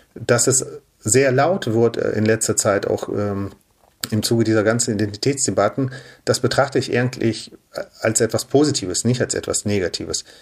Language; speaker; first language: German; early bilingual, other home language; Russian